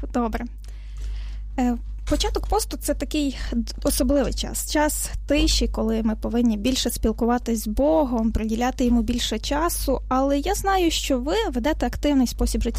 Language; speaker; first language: Ukrainian; native; Ukrainian